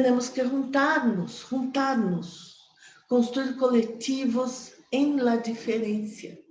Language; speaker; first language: Spanish; non-native, fluent; Portuguese